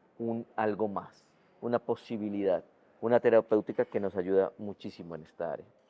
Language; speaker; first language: Spanish; native; Spanish